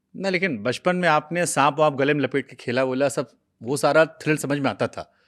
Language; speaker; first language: Hindi; native; Hindi